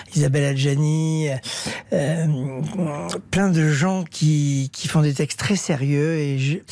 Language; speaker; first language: French; native; French